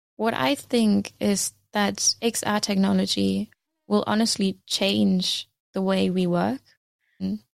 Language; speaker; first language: English; non-native, fluent; German